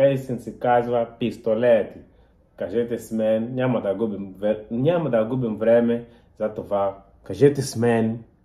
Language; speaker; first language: Bulgarian; non-native, learner; Portuguese